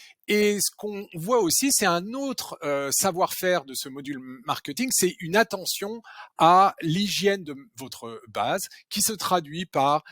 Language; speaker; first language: French; native; French